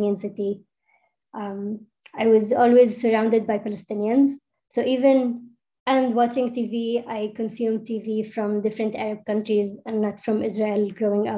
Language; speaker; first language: English; non-native, fluent; Arabic